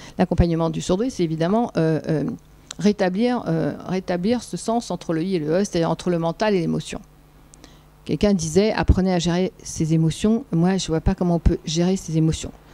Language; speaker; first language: French; native; French